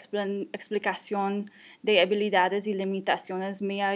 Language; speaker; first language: Spanish; non-native, fluent; English